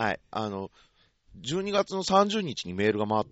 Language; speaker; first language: Japanese; native; Japanese